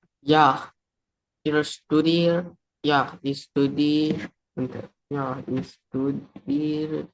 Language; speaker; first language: German; non-native, learner; Indonesian